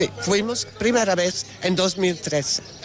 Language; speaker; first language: Spanish; non-native, learner; Dutch